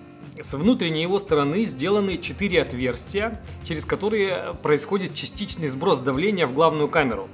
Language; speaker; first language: Russian; native; Russian